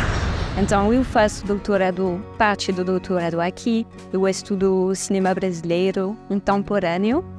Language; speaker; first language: Portuguese; non-native, fluent; French